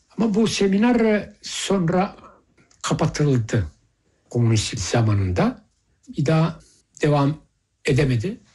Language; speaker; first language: Turkish; early bilingual, heritage; Turkish